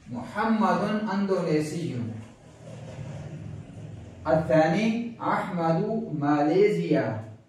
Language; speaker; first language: Arabic; non-native, fluent; Urdu